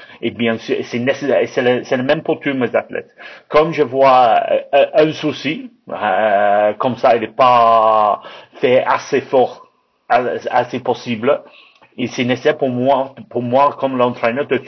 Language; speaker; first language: French; non-native, learner; English